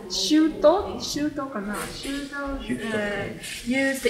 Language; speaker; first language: English; non-native, learner; Japanese